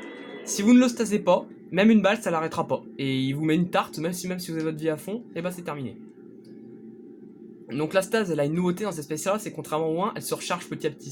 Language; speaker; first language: French; native; French